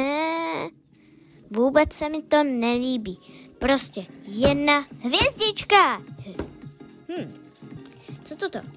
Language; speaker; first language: Czech; native; Czech